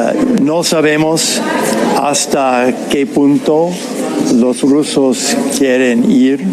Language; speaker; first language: Spanish; non-native, fluent; English